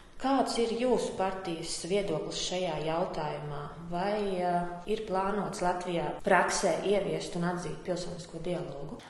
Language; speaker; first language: Latvian; native; Latvian